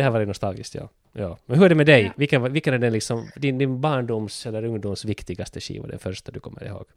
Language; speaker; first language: Swedish; native; Swedish